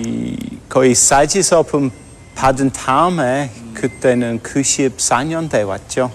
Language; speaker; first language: Korean; non-native, fluent; English